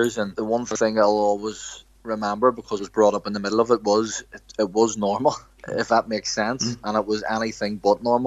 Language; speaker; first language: English; native; English